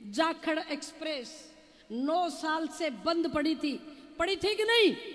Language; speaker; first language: Hindi; native; Hindi